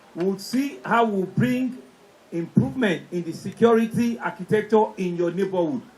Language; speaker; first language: English; non-native, local second language; Yoruba